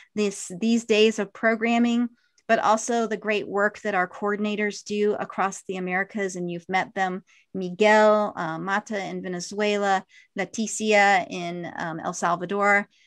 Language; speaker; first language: English; native; English